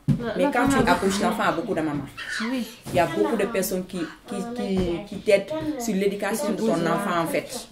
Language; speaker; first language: French; non-native, fluent; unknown